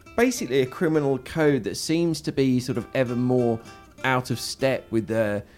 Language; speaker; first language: English; native; English